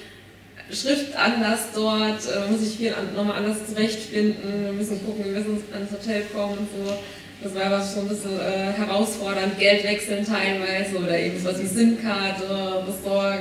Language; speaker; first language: German; native; German